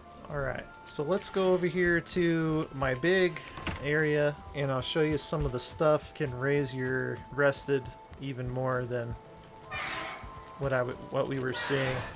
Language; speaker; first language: English; native; English